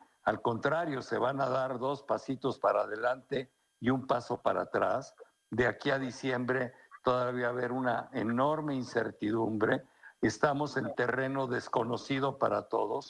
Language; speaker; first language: Spanish; native; Spanish